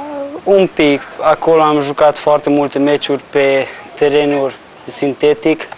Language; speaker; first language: Romanian; non-native, local second language; Hungarian